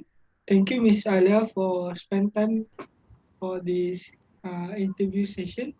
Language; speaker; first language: English; non-native, local second language; Malay